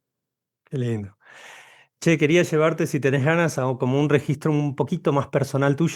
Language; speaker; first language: Spanish; native; Spanish